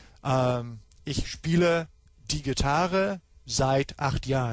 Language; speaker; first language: German; non-native, fluent; English